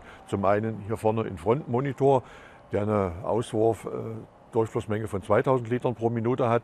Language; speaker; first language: German; native; German